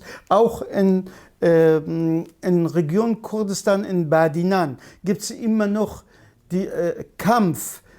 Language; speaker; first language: German; non-native, fluent; Kurdish